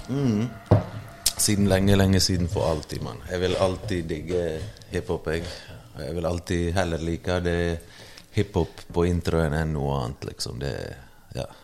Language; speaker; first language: Norwegian; early bilingual, other home language; Bosnian